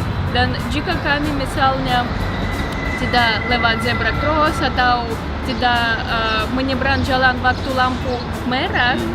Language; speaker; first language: Indonesian; non-native, learner; Russian